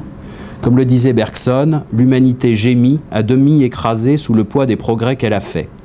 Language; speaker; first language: French; native; French